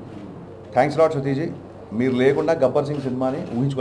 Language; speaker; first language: Telugu; native; Telugu